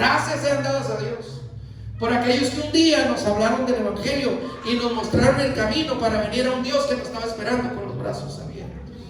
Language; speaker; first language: Spanish; native; Spanish